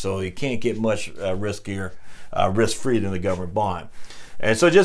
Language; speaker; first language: English; native; English